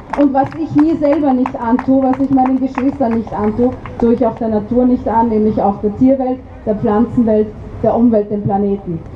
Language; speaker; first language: German; early bilingual, other home language; Arabic